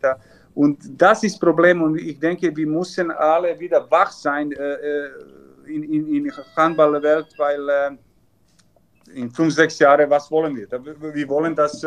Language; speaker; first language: German; non-native, learner; Serbian